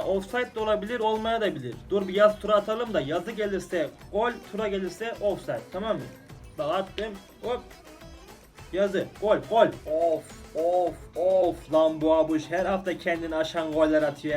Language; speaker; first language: Turkish; native; Turkish